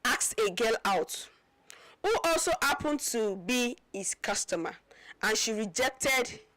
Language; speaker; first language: English; non-native, local second language; Yoruba